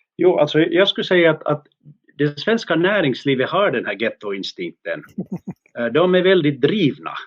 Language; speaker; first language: Swedish; native; Swedish